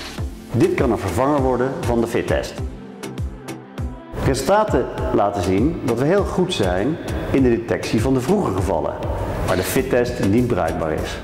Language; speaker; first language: Dutch; native; Dutch